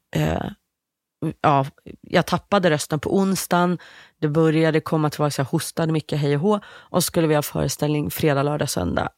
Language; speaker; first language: Swedish; native; Swedish